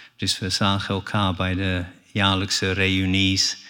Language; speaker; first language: Dutch; non-native, fluent; English